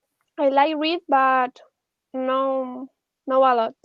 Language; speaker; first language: English; non-native, learner; Spanish